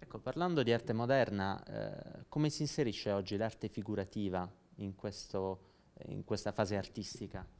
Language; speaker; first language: Italian; native; Italian